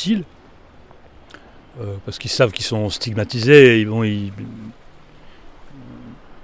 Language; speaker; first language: French; non-native, local second language; Arabic